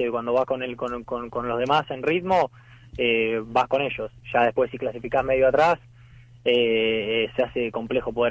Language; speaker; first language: Spanish; native; Spanish